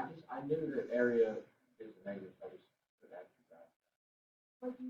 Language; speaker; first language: English; native; English